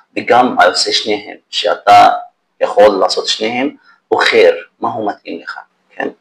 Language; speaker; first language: Hebrew; non-native, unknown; Arabic